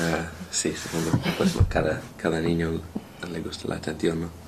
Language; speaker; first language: Spanish; non-native, fluent; English